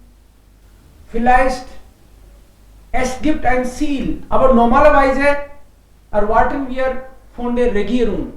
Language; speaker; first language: German; non-native, fluent; Hindi